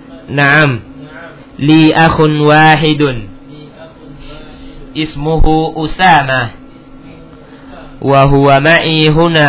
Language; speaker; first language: Arabic; non-native, fluent; Indonesian